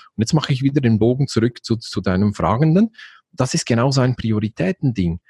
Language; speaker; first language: German; native; German